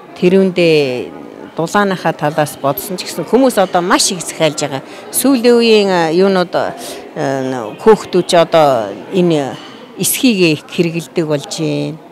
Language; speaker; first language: Mongolian; native; Mongolian